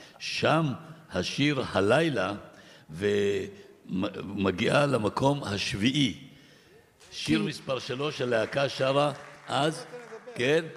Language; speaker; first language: Hebrew; native; Hebrew